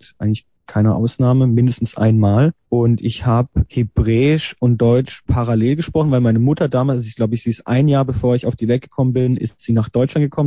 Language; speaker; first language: German; native; German